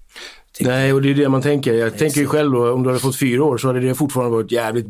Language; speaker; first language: Swedish; native; Swedish